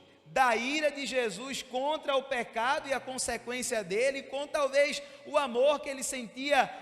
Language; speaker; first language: Portuguese; native; Portuguese